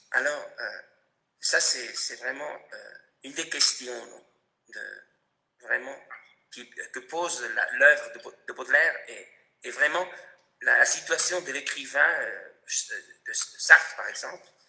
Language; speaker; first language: French; non-native, fluent; Spanish